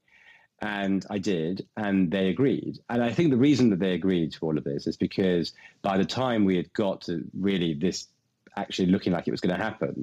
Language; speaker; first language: English; native; English